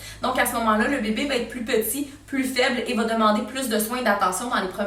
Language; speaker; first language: French; native; French